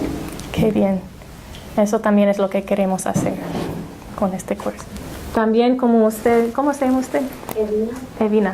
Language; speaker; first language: Spanish; non-native, fluent; English